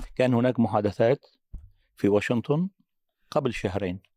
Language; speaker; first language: Arabic; native; Arabic